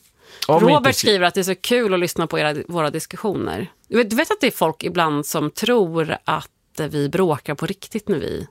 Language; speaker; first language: Swedish; native; Swedish